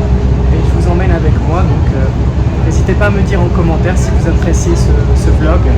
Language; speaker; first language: French; native; French